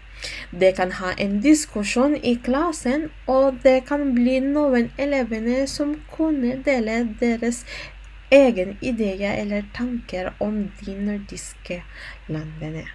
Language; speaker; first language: Norwegian; non-native, learner; Filipino